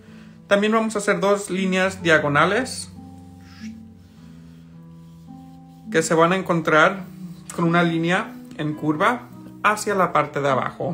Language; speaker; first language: Spanish; early bilingual, heritage; Spanish